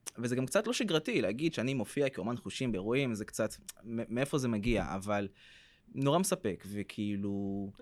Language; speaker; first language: Hebrew; early bilingual, other home language; French